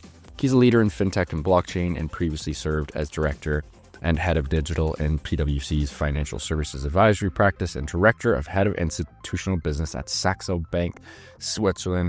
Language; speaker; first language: English; native; English